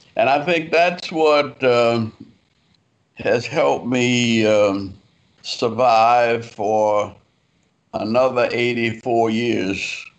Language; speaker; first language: English; native; English